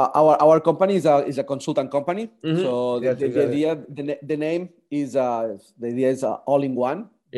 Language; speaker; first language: English; non-native, fluent; Spanish